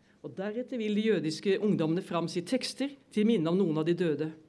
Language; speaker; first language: Norwegian; native; Norwegian